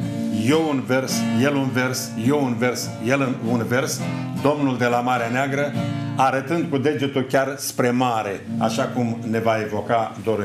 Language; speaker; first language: Romanian; native; Romanian